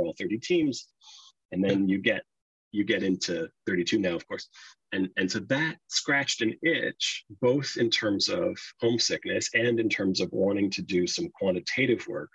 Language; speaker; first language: English; native; English